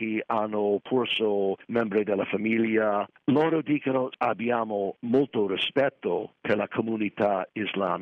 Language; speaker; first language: Italian; non-native, fluent; English